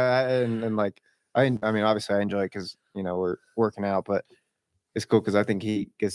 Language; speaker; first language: English; native; English